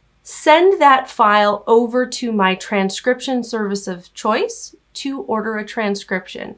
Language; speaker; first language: English; native; English